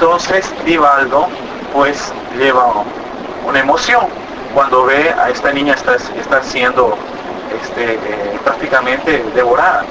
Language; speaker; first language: Spanish; native; Spanish